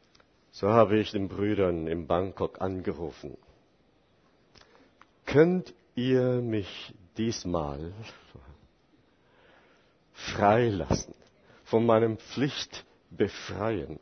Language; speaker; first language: German; non-native, fluent; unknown